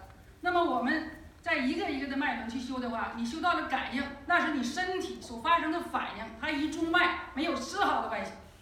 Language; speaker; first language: Chinese; native; Chinese